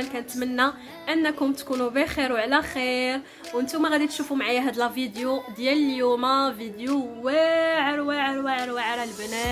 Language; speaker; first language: Arabic; native; Arabic